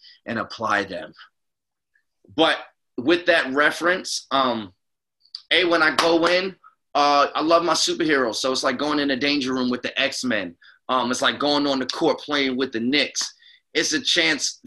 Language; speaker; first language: English; native; English